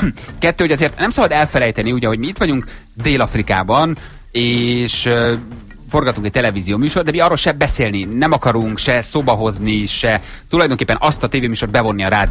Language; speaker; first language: Hungarian; native; Hungarian